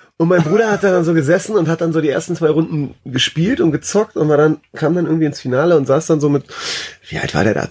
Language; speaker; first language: German; early bilingual, other home language; Persian